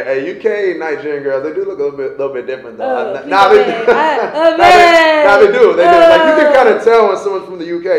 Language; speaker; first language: English; native; English